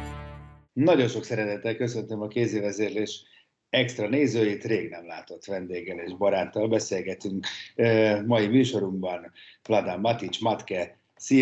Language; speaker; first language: Hungarian; native; Hungarian